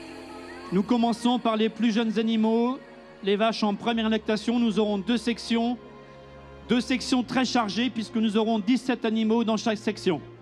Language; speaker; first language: French; native; French